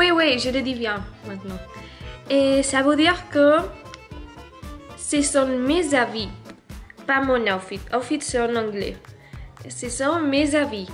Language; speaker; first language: French; non-native, learner; Spanish